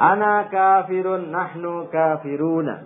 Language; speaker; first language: Arabic; non-native, learner; Indonesian